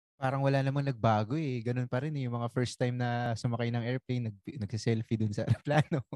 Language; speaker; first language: Filipino; native; Filipino